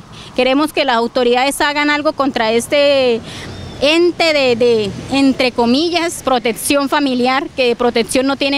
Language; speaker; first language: Spanish; native; Spanish